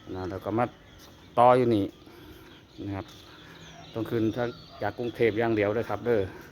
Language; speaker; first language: Thai; native; Thai